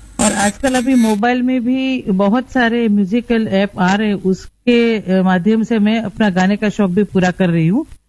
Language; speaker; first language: Hindi; non-native, local second language; Gujarati